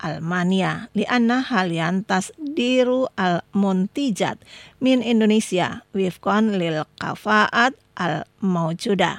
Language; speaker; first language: Arabic; non-native, fluent; Indonesian